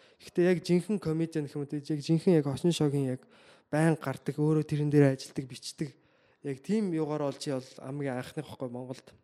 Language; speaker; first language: Mongolian; native; Mongolian